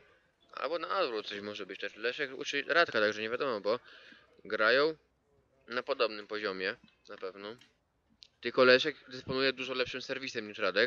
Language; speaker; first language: Polish; native; Polish